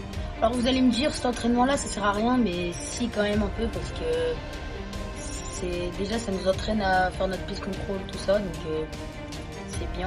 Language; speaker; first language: French; native; French